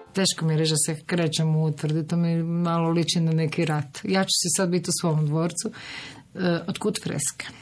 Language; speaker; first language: Croatian; native; Croatian